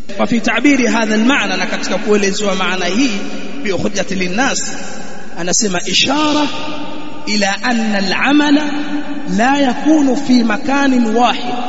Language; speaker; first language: Swahili; native; Swahili